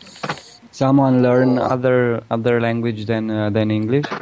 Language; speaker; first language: English; non-native, learner; Romanian